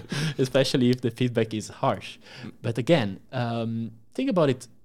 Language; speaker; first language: English; non-native, fluent; Italian